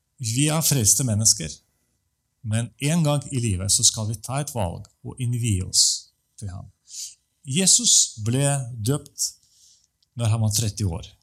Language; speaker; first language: Norwegian; non-native, fluent; Russian